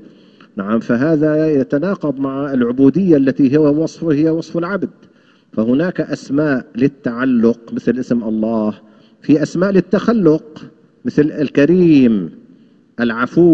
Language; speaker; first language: Arabic; native; Arabic